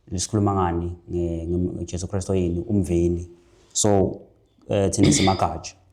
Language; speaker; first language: Zulu; non-native, local second language; Swati